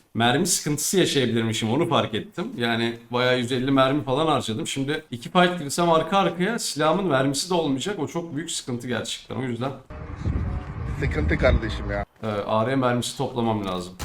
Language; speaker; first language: Turkish; native; Turkish